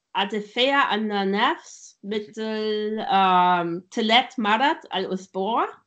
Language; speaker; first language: Arabic; non-native, learner; German